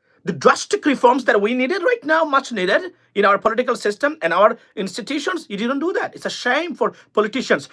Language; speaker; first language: English; non-native, local second language; Bangla